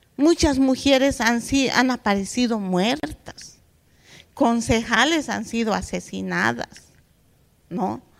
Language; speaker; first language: Spanish; non-native, local second language; Aymara